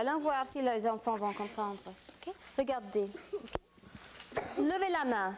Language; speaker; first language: French; non-native, fluent; English